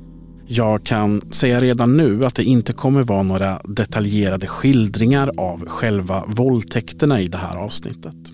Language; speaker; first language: Swedish; native; Swedish